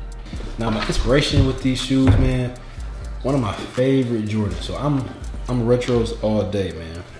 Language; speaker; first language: English; native; English